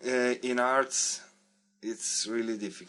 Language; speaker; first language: English; non-native, learner; Italian